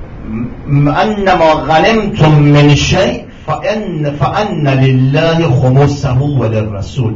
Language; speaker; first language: Arabic; non-native, fluent; Persian